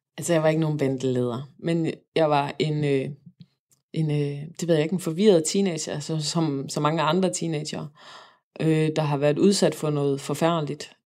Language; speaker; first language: Danish; native; Danish